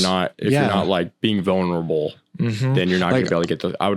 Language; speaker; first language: English; native; English